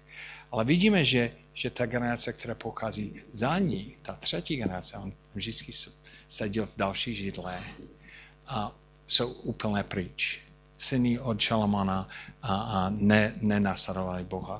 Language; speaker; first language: Czech; non-native, fluent; English